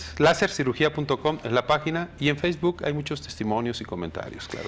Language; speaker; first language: Spanish; native; Spanish